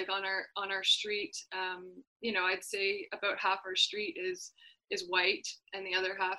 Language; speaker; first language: English; native; English